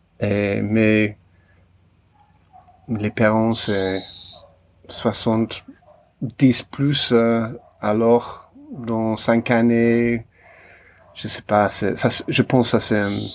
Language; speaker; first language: French; non-native, learner; English